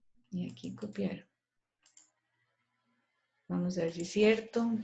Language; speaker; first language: Spanish; native; Spanish